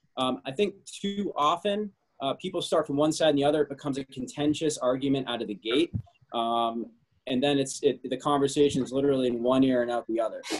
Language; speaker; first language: English; native; English